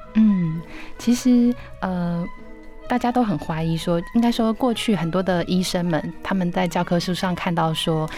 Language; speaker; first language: Chinese; native; Chinese